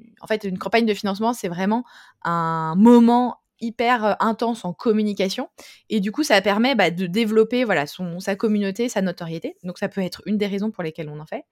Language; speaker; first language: French; native; French